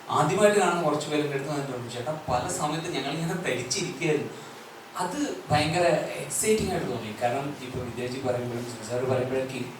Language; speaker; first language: Malayalam; native; Malayalam